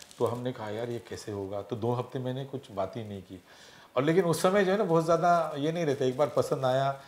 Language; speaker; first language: Hindi; non-native, local second language; Marathi